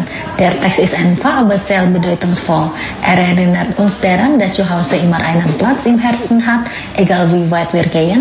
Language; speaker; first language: German; non-native, fluent; Indonesian